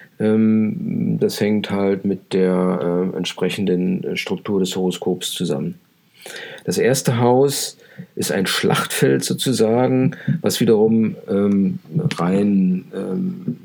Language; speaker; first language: German; native; German